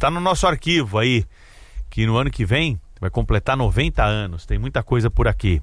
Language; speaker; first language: Portuguese; native; Portuguese